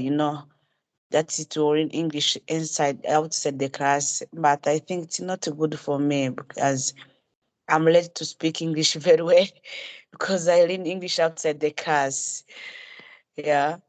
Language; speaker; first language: English; non-native, learner; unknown